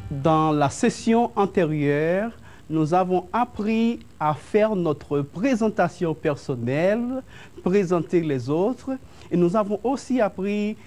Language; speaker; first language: French; non-native, fluent; Spanish